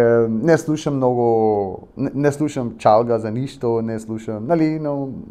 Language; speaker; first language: Bulgarian; non-native, learner; Spanish